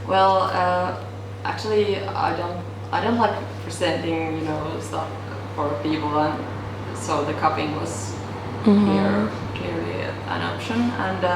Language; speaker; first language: English; non-native, fluent; Finnish